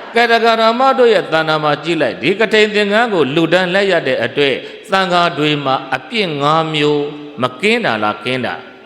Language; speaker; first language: Burmese; native; Burmese